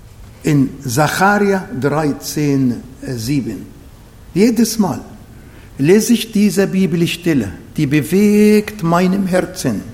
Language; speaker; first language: German; non-native, fluent; Arabic